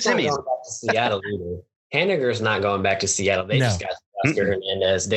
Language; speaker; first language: English; native; English